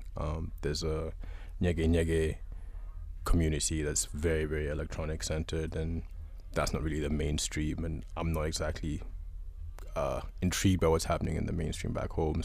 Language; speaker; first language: English; non-native, local second language; Ganda